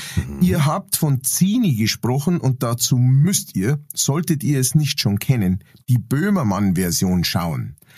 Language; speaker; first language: German; native; German